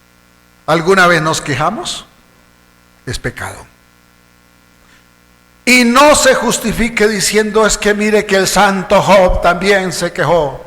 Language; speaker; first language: Spanish; native; Spanish